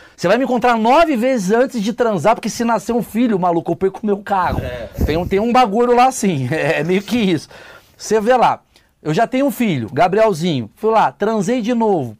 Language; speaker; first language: Portuguese; native; Portuguese